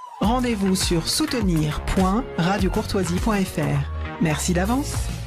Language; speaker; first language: French; native; French